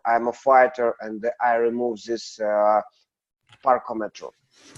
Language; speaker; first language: English; non-native, learner; Russian